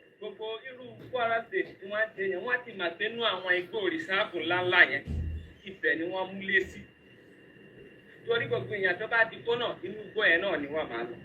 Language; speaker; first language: Yoruba; non-native, local second language; Fula